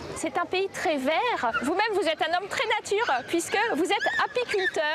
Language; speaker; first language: French; native; French